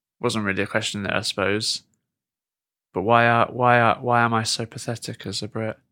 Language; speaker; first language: English; native; English